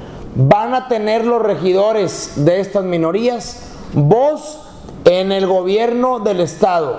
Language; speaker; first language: Spanish; native; Spanish